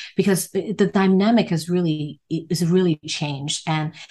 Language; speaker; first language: English; non-native, local second language; Cantonese